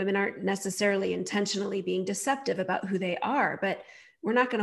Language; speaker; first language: English; native; English